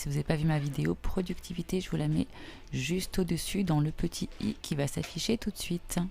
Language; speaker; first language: French; native; French